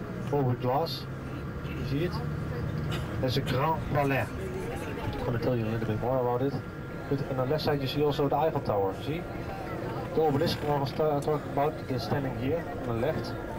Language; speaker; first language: English; non-native, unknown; Dutch